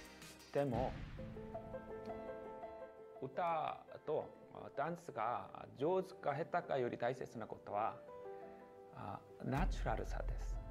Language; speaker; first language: Japanese; non-native, fluent; Korean